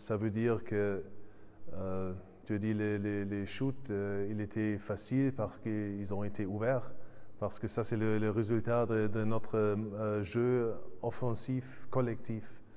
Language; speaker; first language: French; non-native, fluent; German